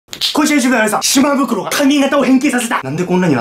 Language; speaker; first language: Japanese; native; Japanese